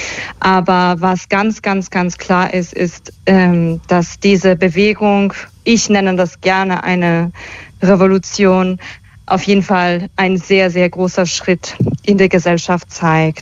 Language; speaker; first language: German; early bilingual, other home language; Persian